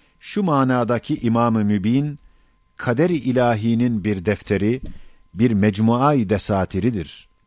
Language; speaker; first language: Turkish; native; Turkish